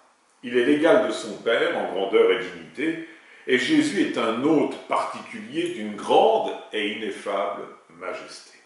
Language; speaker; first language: French; native; French